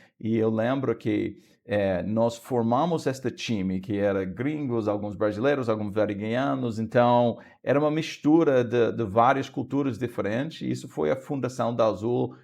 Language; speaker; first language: Portuguese; non-native, fluent; English